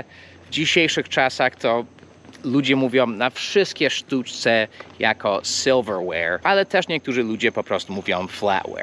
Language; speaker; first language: Polish; non-native, fluent; English